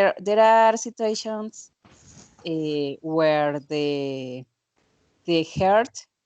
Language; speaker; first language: English; non-native, learner; Spanish